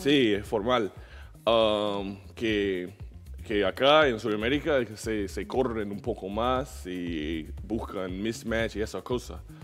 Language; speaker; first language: Spanish; non-native, learner; English